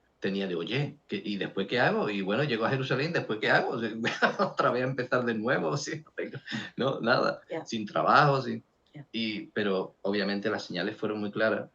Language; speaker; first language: Spanish; native; Spanish